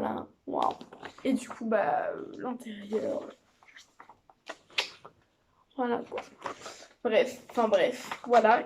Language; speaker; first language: French; native; French